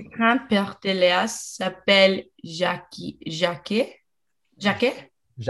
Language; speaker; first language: French; non-native, learner; English